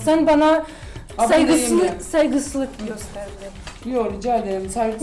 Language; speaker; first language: Turkish; non-native, learner; Swedish